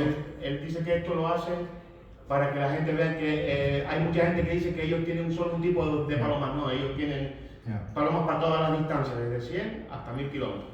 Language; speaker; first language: Spanish; native; Spanish